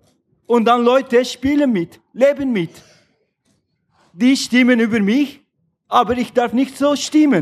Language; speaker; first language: German; non-native, learner; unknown